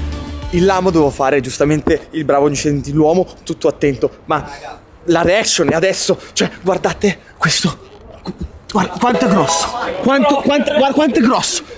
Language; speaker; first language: Italian; native; Italian